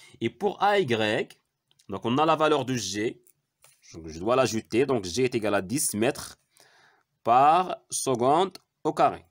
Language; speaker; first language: French; non-native, local second language; Arabic